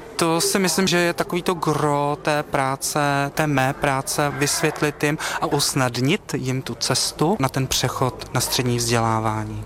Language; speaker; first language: Czech; native; Czech